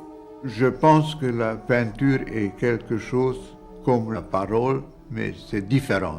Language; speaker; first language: French; non-native, fluent; Hungarian